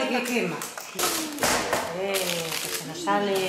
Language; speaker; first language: Spanish; native; Spanish